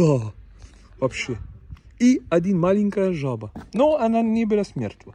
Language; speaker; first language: Russian; non-native, learner; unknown